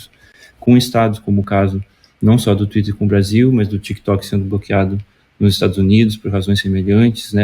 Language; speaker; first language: Portuguese; native; Portuguese